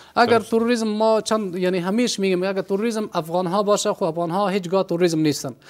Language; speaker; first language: Persian; non-native, local second language; Pashto